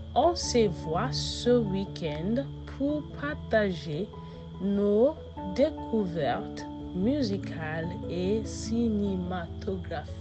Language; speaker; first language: French; non-native, fluent; Yoruba